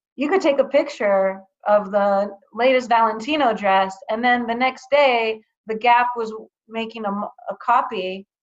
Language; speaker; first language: English; early bilingual, other home language; Greek